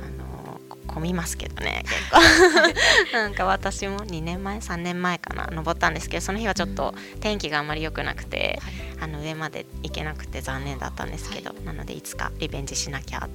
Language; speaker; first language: Japanese; native; Japanese